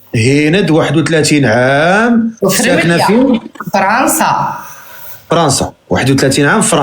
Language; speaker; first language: Arabic; native; Arabic